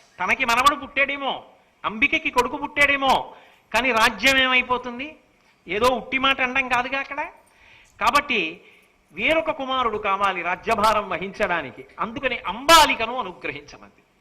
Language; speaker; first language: Telugu; native; Telugu